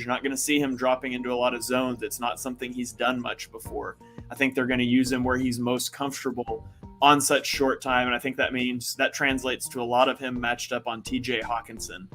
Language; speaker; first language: English; native; English